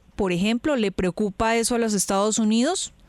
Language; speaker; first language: Spanish; native; Spanish